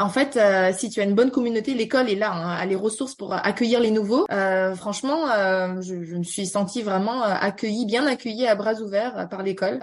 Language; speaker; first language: French; early bilingual, heritage; Chinese